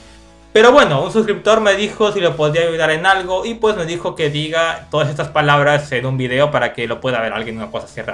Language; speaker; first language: Spanish; native; Spanish